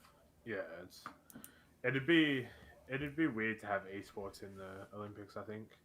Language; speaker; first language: English; native; English